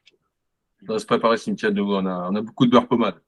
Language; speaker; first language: French; native; French